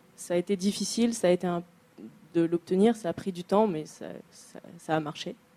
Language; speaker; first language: French; native; French